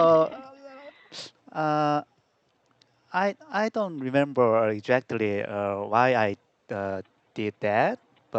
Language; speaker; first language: English; non-native, learner; Korean